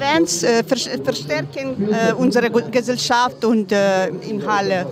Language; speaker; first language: German; non-native, learner; Ukrainian